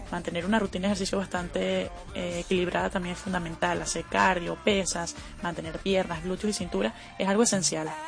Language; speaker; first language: Spanish; native; Spanish